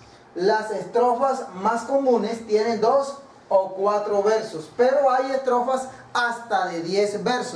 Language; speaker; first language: Spanish; native; Spanish